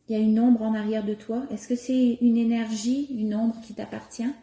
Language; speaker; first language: French; native; French